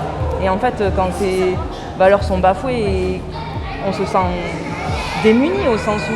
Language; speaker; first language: French; native; French